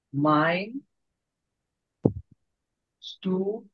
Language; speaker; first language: German; non-native, learner; Bangla